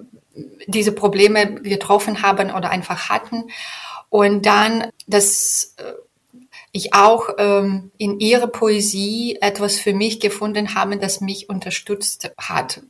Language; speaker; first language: German; non-native, fluent; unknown